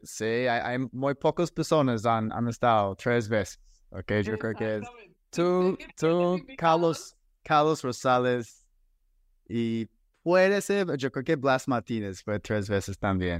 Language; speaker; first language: Spanish; non-native, fluent; English